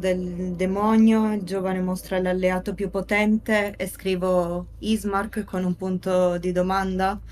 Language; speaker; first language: Italian; native; Italian